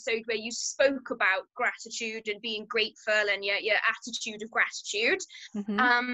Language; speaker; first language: English; native; English